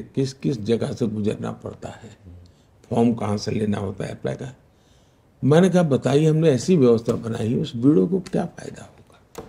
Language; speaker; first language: Hindi; non-native, local second language; Gujarati